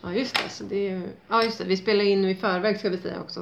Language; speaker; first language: Swedish; native; Swedish